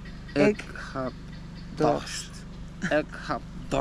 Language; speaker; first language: Dutch; non-native, learner; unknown